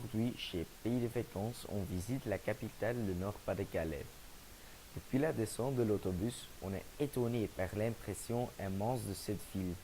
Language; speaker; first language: French; non-native, learner; Dutch